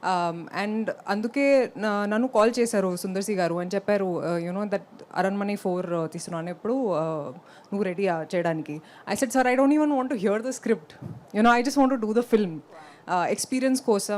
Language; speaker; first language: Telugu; non-native, fluent; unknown